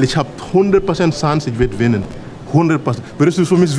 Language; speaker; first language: German; non-native, learner; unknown